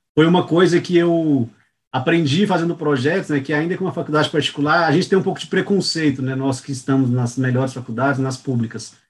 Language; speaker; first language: Portuguese; native; Portuguese